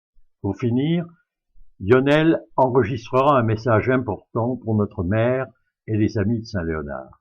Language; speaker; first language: French; native; French